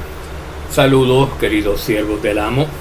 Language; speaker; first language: Spanish; native; Spanish